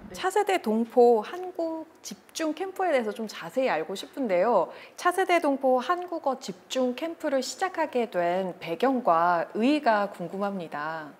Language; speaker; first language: Korean; native; Korean